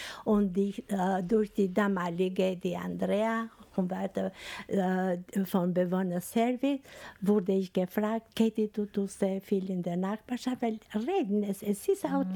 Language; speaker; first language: German; non-native, learner; Albanian